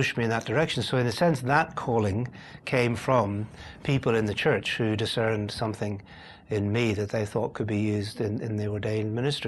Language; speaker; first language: English; native; English